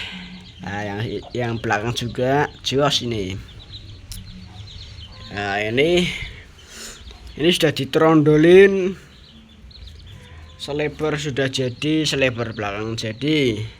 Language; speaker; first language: Indonesian; non-native, local second language; Javanese